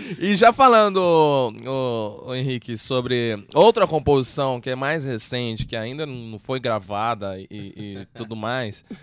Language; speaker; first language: Portuguese; native; Portuguese